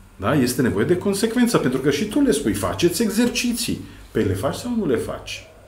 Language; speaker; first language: Romanian; non-native, fluent; Serbian